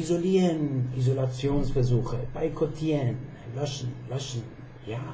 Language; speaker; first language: German; non-native, fluent; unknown